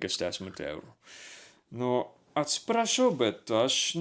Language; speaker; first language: Lithuanian; non-native, fluent; Japanese